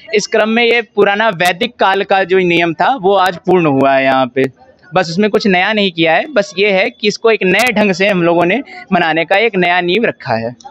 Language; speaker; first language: Hindi; native; Hindi